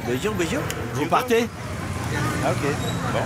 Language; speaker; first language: French; native; French